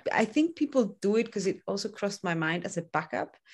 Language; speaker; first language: English; non-native, fluent; Greek